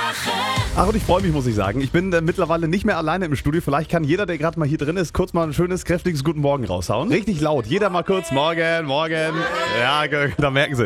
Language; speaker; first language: German; native; German